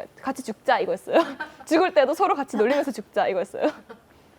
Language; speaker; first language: Korean; native; Korean